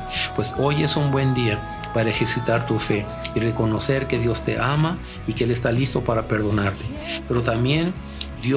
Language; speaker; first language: Spanish; native; Spanish